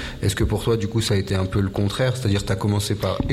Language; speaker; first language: French; native; French